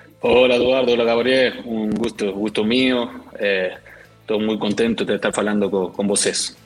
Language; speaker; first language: Portuguese; non-native, learner; Spanish